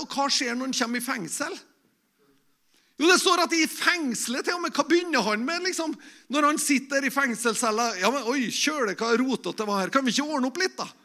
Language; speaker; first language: Norwegian; native; Norwegian